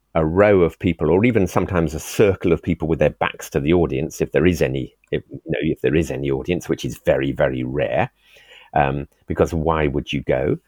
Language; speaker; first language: English; native; English